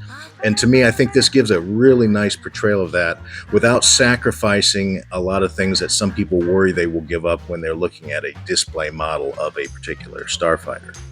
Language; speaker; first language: English; native; English